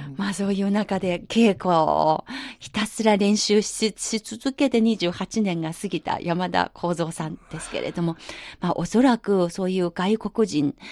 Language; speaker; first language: Japanese; non-native, fluent; Chinese